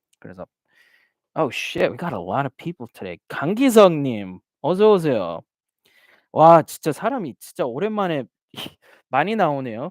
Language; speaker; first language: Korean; early bilingual, heritage; Korean